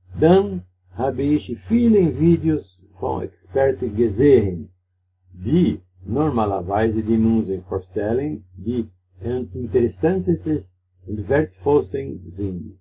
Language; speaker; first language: German; non-native, learner; Portuguese